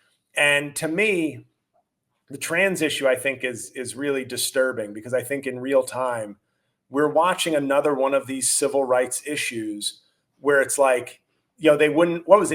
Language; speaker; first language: English; native; English